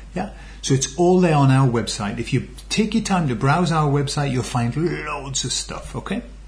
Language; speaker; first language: English; native; English